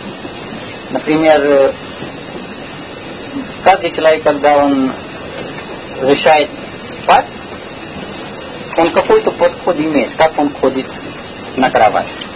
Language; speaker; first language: Russian; non-native, learner; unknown